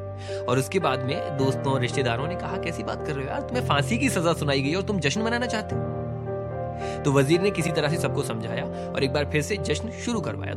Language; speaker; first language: Hindi; native; Hindi